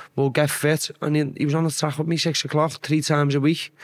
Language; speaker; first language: English; native; English